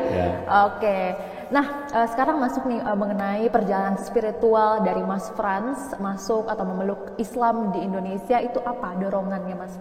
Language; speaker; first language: Indonesian; native; Indonesian